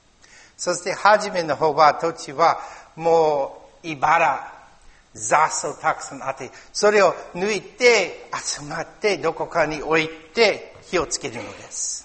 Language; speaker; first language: Japanese; non-native, learner; English